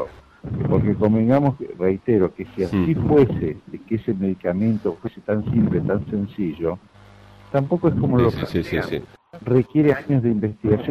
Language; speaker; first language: Spanish; native; Spanish